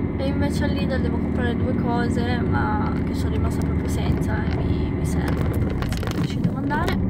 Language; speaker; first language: Italian; non-native, fluent; Romanian